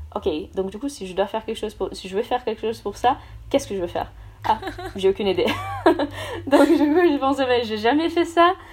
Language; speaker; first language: French; non-native, fluent; Portuguese